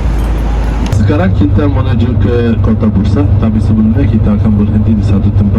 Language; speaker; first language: Indonesian; non-native, learner; Turkish